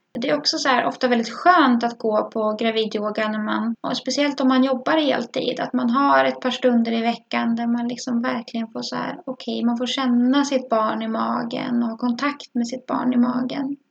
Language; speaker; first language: Swedish; native; Swedish